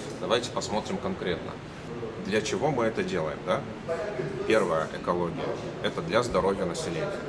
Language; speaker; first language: Russian; native; Russian